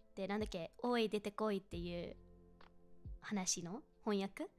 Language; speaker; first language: Japanese; non-native, fluent; English